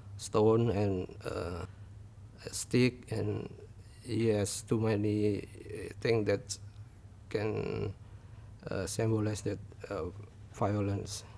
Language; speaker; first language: English; non-native, learner; Indonesian